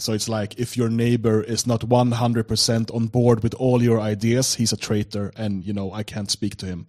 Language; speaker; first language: English; non-native, fluent; Swedish